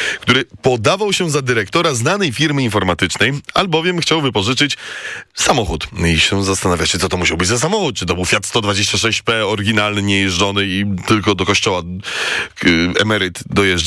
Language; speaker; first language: Polish; native; Polish